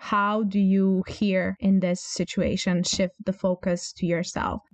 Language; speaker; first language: English; non-native, fluent; Croatian